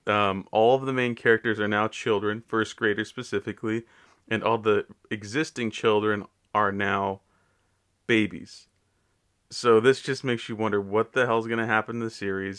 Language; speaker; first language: English; native; English